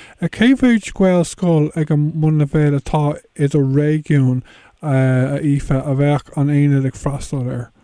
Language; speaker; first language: Irish; non-native, local second language; English